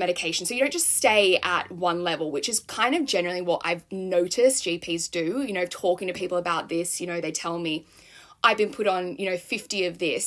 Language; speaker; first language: English; native; English